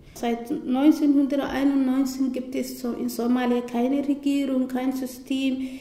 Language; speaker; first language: German; non-native, learner; Somali